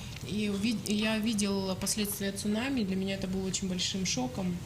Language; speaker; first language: Russian; native; Russian